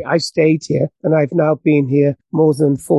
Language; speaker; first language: English; native; English